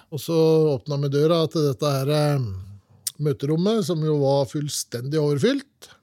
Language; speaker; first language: Norwegian; native; Norwegian